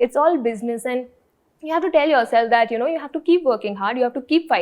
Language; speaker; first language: English; non-native, local second language; Hindi